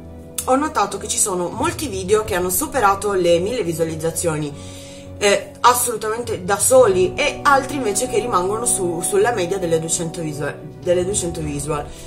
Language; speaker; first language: Italian; native; Italian